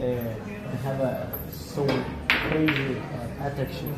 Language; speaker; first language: English; non-native, learner; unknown